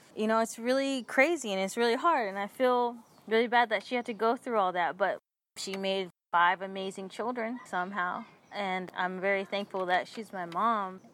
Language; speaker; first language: English; native; English